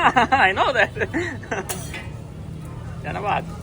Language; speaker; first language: English; non-native, fluent; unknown